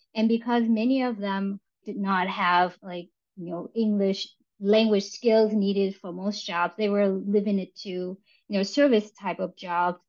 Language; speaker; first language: English; early bilingual, other home language; Vietnamese